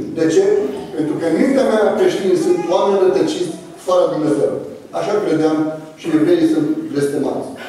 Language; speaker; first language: Romanian; non-native, fluent; Arabic